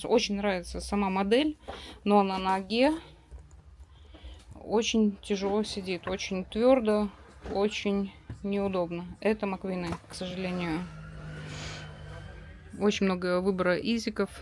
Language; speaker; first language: Russian; native; Russian